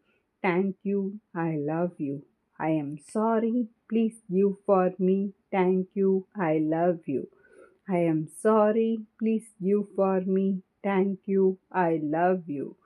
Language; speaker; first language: English; non-native, learner; Tamil